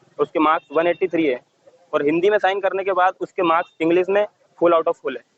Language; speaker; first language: Hindi; native; Hindi